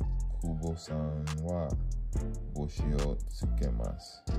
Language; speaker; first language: Japanese; non-native, learner; English